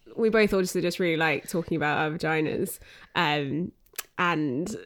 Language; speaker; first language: English; native; English